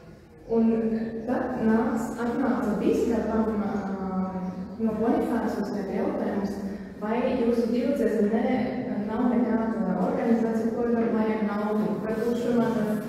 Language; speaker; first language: Latvian; non-native, learner; German